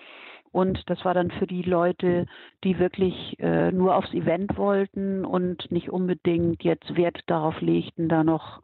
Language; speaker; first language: German; native; German